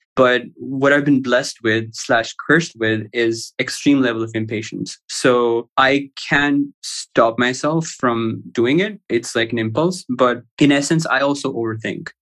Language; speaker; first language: English; non-native, local second language; Urdu